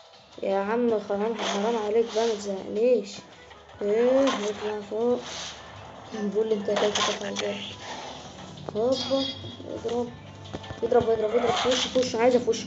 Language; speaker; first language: Arabic; native; Arabic